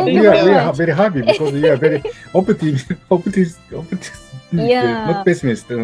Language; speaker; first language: English; non-native, learner; Japanese